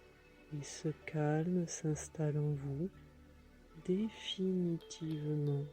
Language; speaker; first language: French; native; French